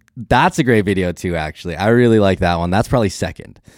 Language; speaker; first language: English; native; English